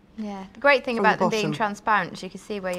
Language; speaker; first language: English; native; English